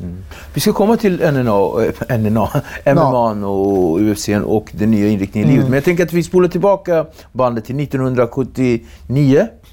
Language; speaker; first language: Swedish; native; Swedish